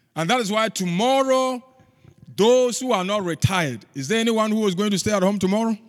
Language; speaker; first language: English; non-native, local second language; Akan